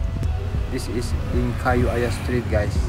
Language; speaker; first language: English; non-native, learner; Indonesian